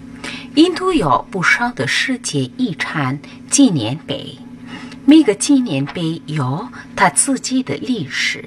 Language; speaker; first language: Chinese; non-native, fluent; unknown